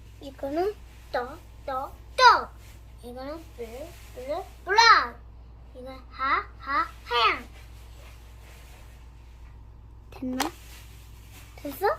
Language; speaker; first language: Korean; early bilingual, other home language; Telugu